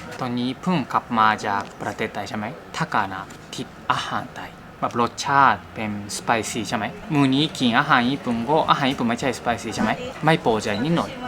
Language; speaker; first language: Thai; non-native, learner; Japanese